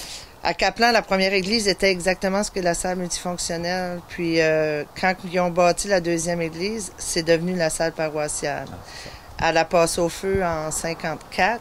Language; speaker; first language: French; native; French